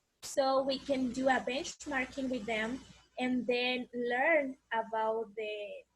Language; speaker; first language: English; non-native, learner; Spanish